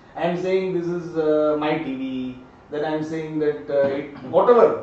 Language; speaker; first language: English; non-native, local second language; Gujarati